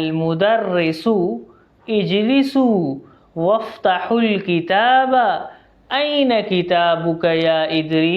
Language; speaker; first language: Arabic; non-native, fluent; Urdu